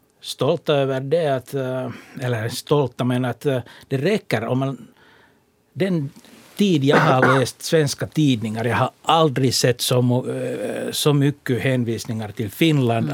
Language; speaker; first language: Swedish; non-native, local second language; Finnish